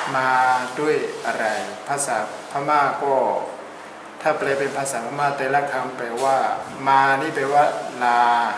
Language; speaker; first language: Thai; non-native, fluent; Burmese